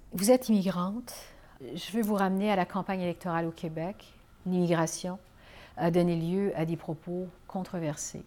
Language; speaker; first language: French; native; French